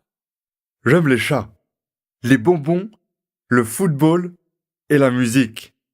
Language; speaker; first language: French; non-native, learner; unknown